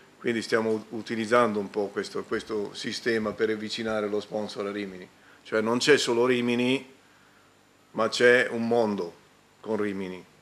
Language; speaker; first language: Italian; native; Italian